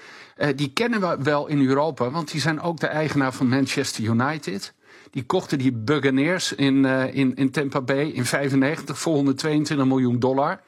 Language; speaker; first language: Dutch; native; Dutch